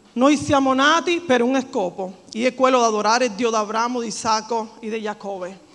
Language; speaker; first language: Italian; non-native, fluent; Spanish